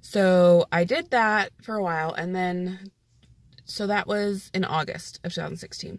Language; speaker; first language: English; native; English